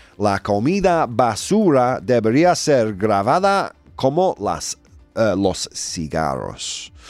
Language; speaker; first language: Spanish; non-native, fluent; English